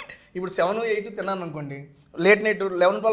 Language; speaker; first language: Telugu; native; Telugu